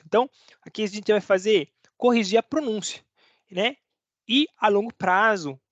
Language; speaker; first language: Portuguese; non-native, fluent; Spanish